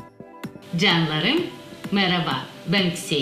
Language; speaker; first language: Turkish; non-native, learner; Russian